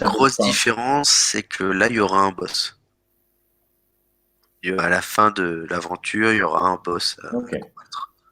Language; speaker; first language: French; native; French